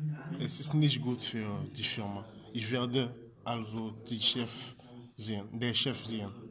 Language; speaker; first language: German; non-native, learner; French